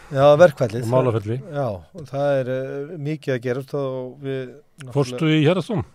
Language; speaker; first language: Icelandic; native; Icelandic